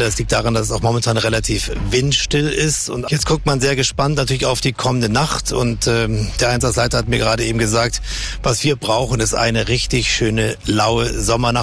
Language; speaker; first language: German; native; German